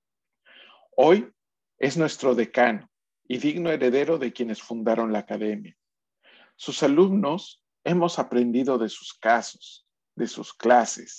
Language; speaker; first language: Spanish; native; Spanish